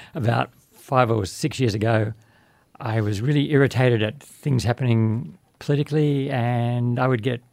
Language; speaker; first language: English; native; English